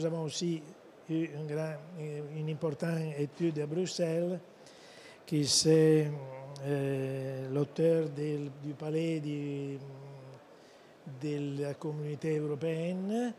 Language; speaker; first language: French; non-native, fluent; Italian